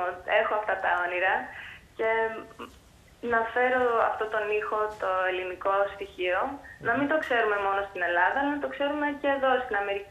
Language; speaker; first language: Greek; early bilingual, heritage; Greek